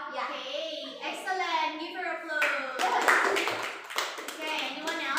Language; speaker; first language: English; non-native, learner; Indonesian